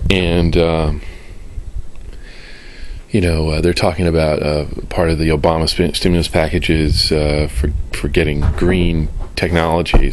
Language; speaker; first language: English; native; English